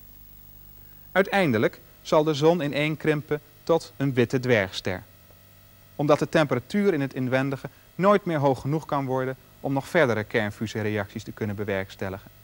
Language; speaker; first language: Dutch; native; Dutch